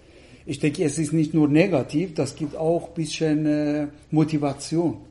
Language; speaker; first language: German; non-native, fluent; Persian